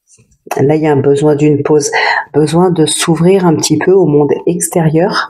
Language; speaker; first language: French; native; French